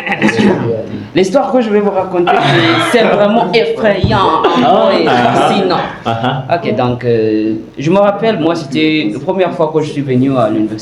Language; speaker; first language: French; non-native, fluent; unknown